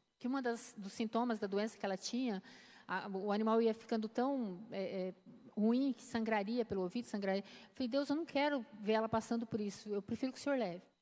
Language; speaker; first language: Portuguese; native; Portuguese